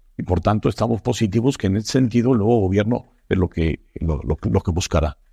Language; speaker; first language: Spanish; native; Spanish